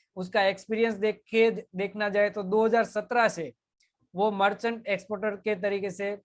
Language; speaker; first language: Hindi; non-native, local second language; Gujarati